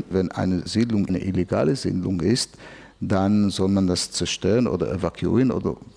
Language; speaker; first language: German; non-native, fluent; Hebrew